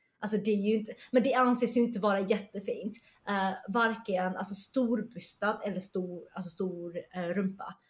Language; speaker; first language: Swedish; early bilingual, other home language; Chinese